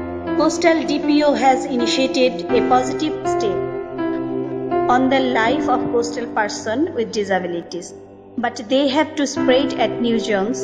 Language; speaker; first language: English; non-native, local second language; Bangla